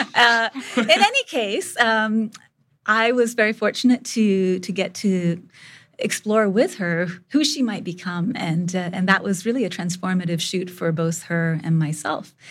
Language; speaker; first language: English; early bilingual, other home language; Bangla